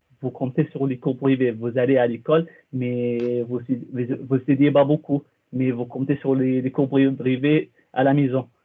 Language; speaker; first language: French; non-native, fluent; Arabic